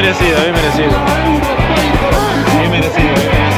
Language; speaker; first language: Spanish; native; Spanish